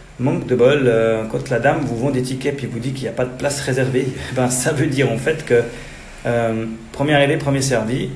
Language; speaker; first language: French; native; French